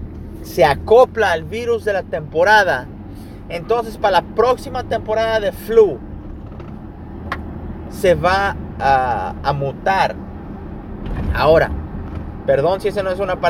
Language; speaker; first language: Spanish; early bilingual, heritage; Spanish